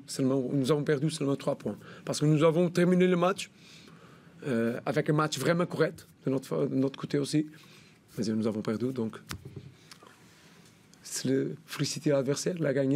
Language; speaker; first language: French; non-native, learner; Portuguese